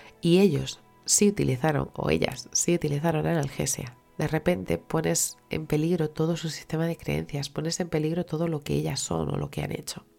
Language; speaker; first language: Spanish; native; Spanish